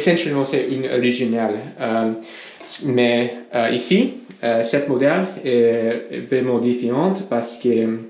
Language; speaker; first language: French; non-native, learner; English